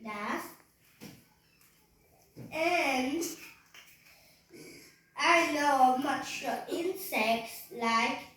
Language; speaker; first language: English; non-native, learner; Vietnamese